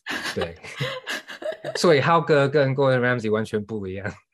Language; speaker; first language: Chinese; non-native, fluent; English